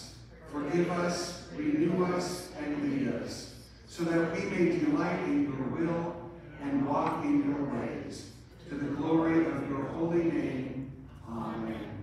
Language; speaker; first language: English; native; English